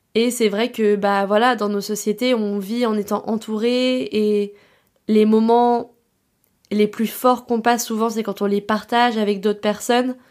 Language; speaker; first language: French; native; French